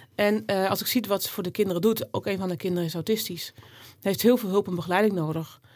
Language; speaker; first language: Dutch; native; Dutch